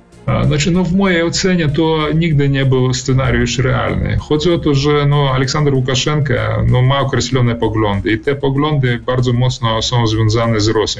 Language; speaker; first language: Polish; early bilingual, heritage; Polish